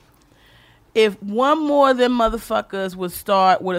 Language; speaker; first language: English; native; English